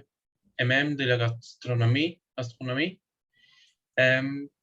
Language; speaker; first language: French; non-native, learner; Spanish